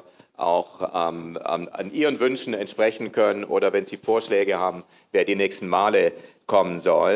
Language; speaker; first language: German; native; German